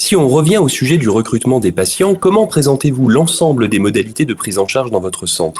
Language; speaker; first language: French; native; French